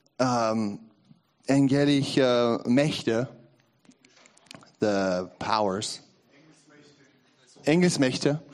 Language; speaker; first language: German; non-native, learner; English